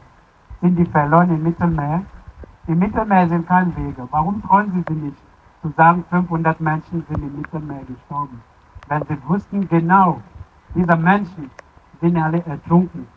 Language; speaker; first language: German; non-native, fluent; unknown